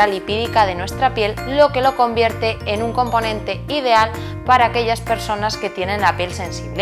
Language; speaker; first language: Spanish; native; Spanish